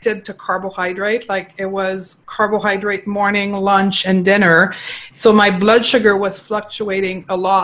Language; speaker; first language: English; non-native, fluent; French